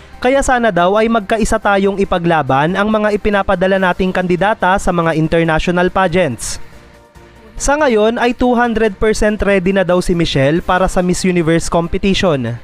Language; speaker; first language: Filipino; native; Filipino